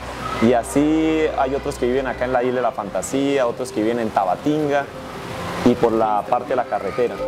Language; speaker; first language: Spanish; native; Spanish